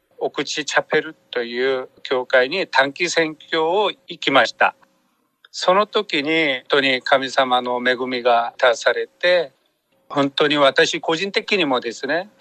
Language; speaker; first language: Japanese; non-native, fluent; Korean